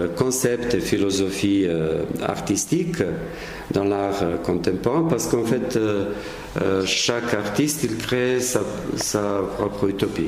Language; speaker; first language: French; non-native, fluent; Serbian